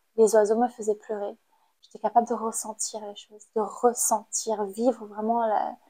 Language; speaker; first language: French; non-native, fluent; Khmer